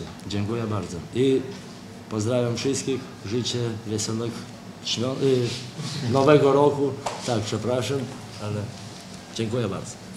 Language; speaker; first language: Polish; non-native, fluent; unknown